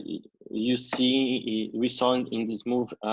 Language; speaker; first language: English; non-native, learner; Portuguese